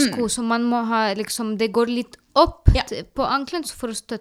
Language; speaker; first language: Norwegian; non-native, learner; Arabic